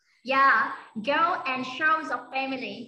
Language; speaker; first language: English; non-native, fluent; Vietnamese